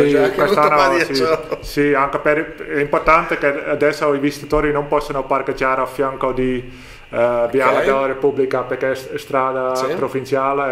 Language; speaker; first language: Italian; non-native, learner; Dutch